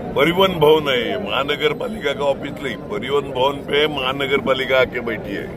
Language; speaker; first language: Hindi; non-native, local second language; Marathi